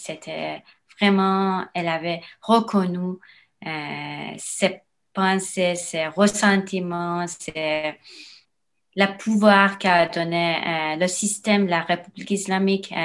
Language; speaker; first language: French; non-native, learner; Persian